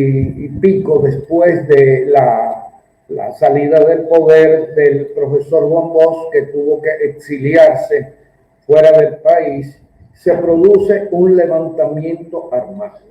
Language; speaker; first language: Spanish; native; Spanish